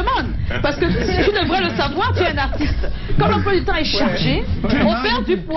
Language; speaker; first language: French; native; French